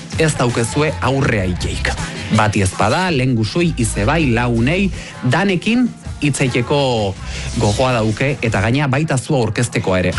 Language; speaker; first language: Basque; native; Basque